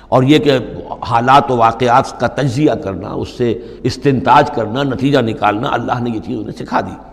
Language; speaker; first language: Urdu; non-native, local second language; Punjabi